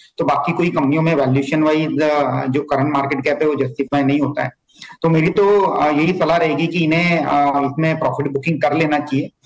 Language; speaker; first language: Hindi; native; Hindi